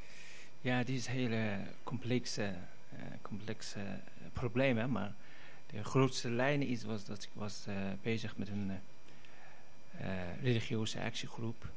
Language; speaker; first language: Dutch; non-native, fluent; Persian